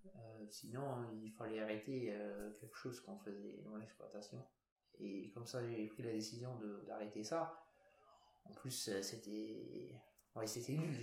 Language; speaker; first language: French; non-native, local second language; Luxembourgish